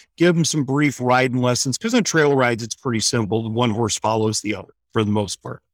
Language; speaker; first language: English; native; English